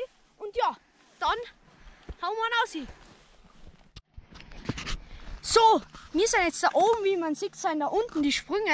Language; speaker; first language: German; native; German